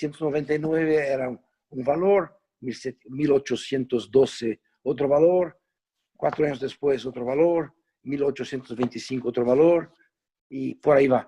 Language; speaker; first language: Spanish; non-native, fluent; Portuguese